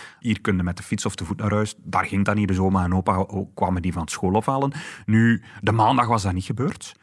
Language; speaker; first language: Dutch; native; Dutch